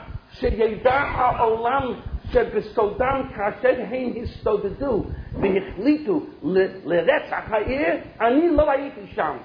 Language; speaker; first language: Hebrew; non-native, fluent; English